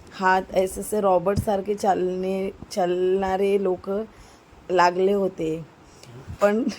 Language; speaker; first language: Marathi; non-native, local second language; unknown